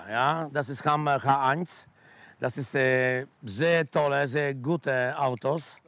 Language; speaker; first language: German; non-native, learner; Polish